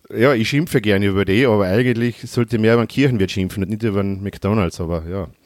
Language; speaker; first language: German; native; German